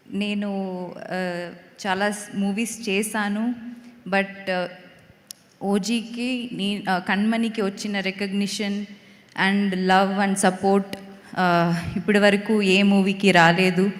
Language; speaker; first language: Telugu; non-native, learner; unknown